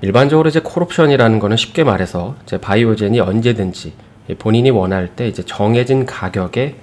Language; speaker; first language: Korean; native; Korean